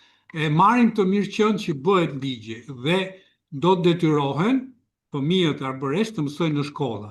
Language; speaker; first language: Albanian; native; Albanian